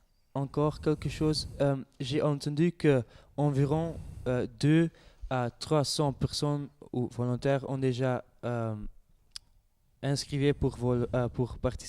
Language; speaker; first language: French; non-native, learner; Dutch